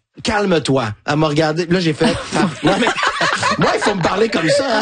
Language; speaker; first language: French; native; French